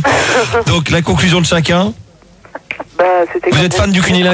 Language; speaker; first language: French; native; French